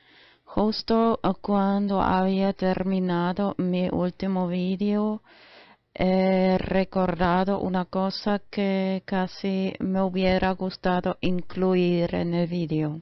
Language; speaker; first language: Spanish; non-native, fluent; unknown